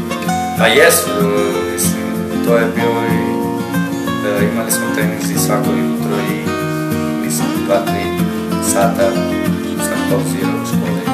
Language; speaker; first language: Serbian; early bilingual, heritage; Serbian